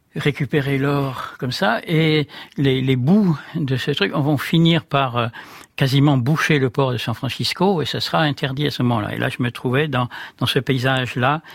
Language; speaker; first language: French; native; French